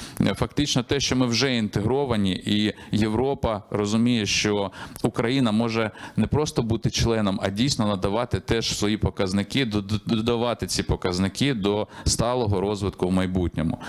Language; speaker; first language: Ukrainian; native; Ukrainian